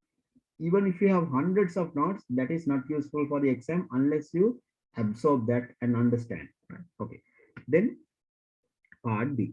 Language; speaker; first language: English; non-native, local second language; Sinhala